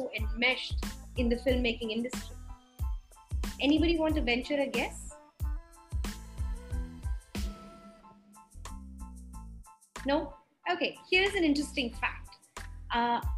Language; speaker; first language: English; non-native, local second language; Hindi